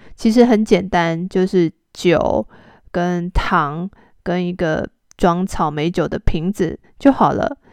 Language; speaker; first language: Chinese; native; Chinese